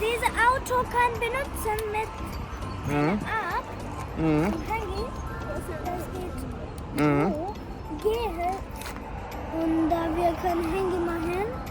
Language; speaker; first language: German; non-native, learner; Marathi